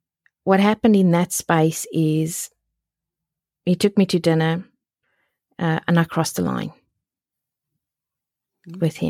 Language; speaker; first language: English; native; English